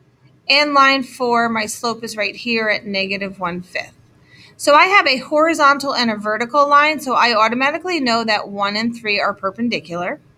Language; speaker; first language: English; native; English